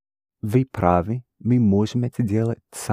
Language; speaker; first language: Russian; non-native, learner; English